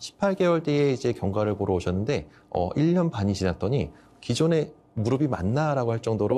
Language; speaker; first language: Korean; native; Korean